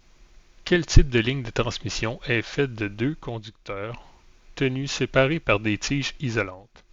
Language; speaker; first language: French; native; French